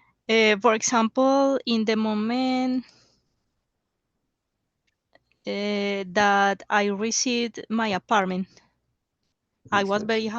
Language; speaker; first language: English; non-native, learner; Spanish